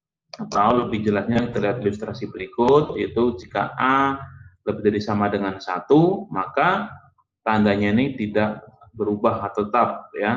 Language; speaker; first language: Indonesian; native; Indonesian